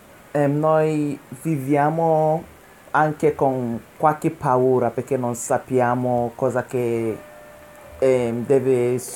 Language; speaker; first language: Italian; non-native, learner; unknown